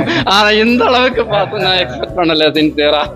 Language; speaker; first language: Tamil; non-native, learner; Malayalam